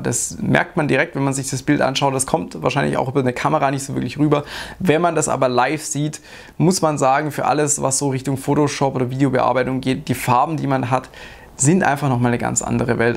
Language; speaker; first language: German; native; German